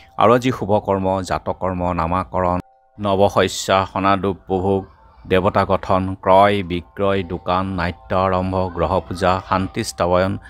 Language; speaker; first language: Assamese; native; Assamese